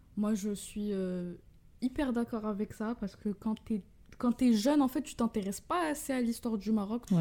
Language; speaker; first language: French; early bilingual, other home language; Arabic